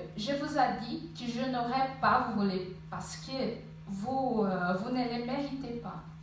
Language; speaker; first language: French; non-native, fluent; Portuguese